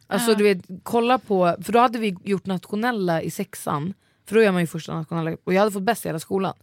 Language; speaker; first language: Swedish; early bilingual, other home language; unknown